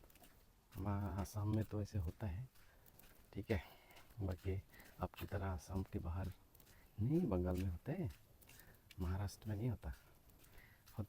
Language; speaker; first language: Hindi; non-native, local second language; Assamese